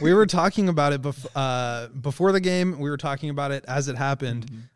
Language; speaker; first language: English; native; English